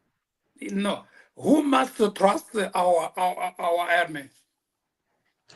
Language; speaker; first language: English; non-native, local second language; Portuguese